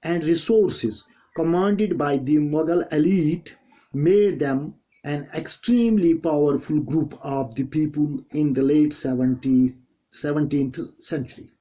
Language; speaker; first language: English; non-native, local second language; Hindi